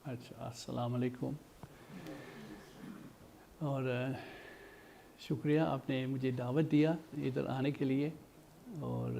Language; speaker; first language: Hindi; non-native, fluent; English